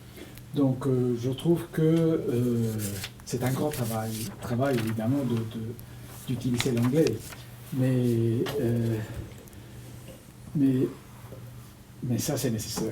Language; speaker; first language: French; non-native, fluent; Spanish